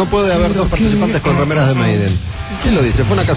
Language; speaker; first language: Spanish; native; Spanish